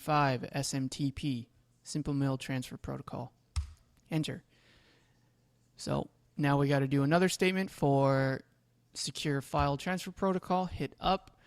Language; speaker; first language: English; native; English